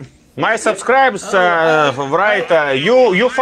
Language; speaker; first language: English; non-native, learner; Russian